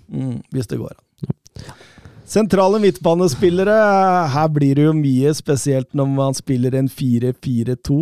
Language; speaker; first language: Norwegian; native; Norwegian